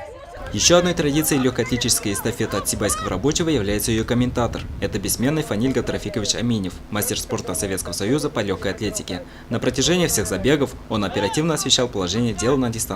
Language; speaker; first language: Russian; native; Russian